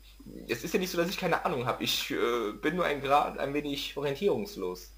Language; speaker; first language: German; native; German